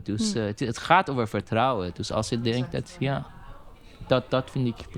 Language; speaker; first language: Dutch; non-native, learner; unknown